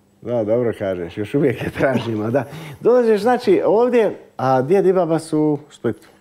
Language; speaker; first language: Croatian; native; Croatian